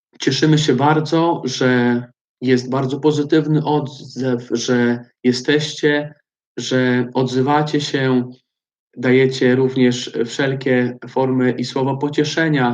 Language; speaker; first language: Polish; native; Polish